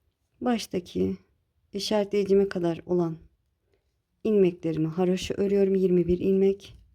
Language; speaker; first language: Turkish; native; Turkish